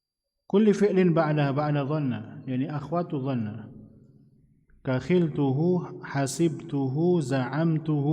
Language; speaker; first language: Arabic; non-native, fluent; Indonesian